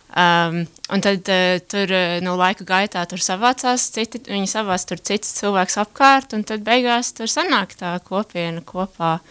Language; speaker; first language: Latvian; early bilingual, heritage; Latvian